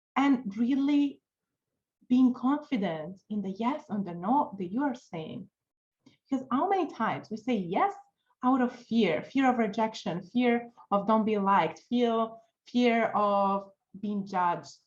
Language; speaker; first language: English; non-native, fluent; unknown